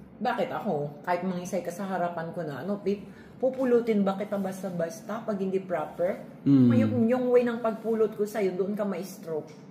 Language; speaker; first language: Filipino; non-native, local second language; Iloko